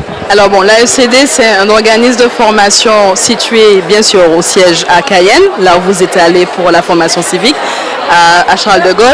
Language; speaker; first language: French; native; French